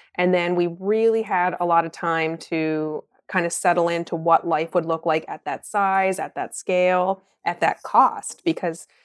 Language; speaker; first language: English; native; English